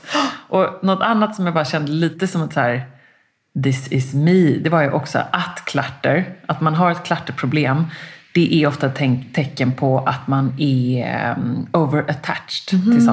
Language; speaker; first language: Swedish; native; Swedish